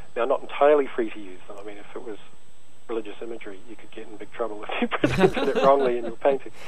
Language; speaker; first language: English; native; English